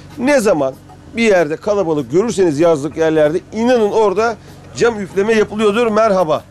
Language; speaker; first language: Turkish; native; Turkish